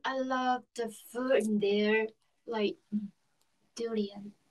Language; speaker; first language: English; non-native, learner; Korean